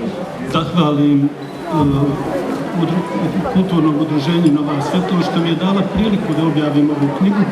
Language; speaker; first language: Bosnian; native; Bosnian